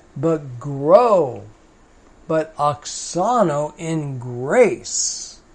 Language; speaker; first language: English; native; English